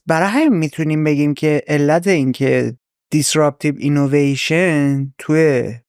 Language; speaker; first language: Persian; native; Persian